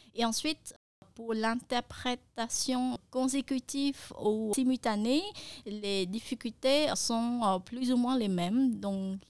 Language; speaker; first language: French; non-native, fluent; Khmer